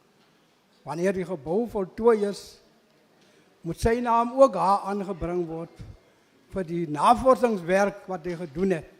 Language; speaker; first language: Afrikaans; non-native, local second language; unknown